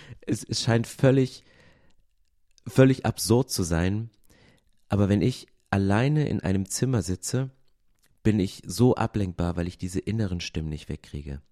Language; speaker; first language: German; native; German